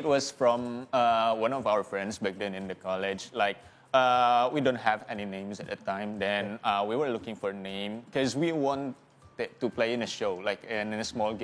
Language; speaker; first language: English; non-native, fluent; Indonesian